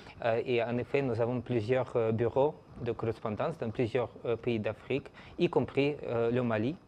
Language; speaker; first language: French; non-native, fluent; Russian